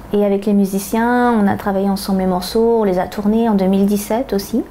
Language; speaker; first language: French; native; French